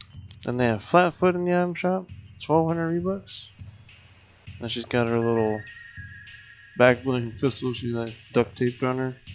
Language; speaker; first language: English; native; English